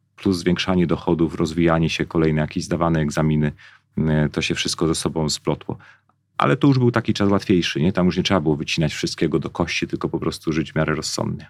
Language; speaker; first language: Polish; native; Polish